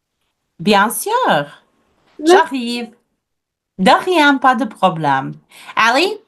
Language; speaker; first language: French; non-native, fluent; English